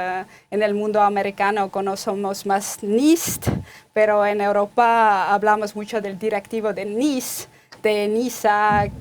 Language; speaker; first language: Spanish; non-native, fluent; Estonian